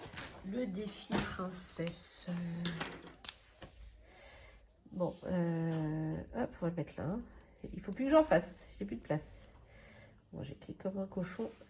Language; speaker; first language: French; native; French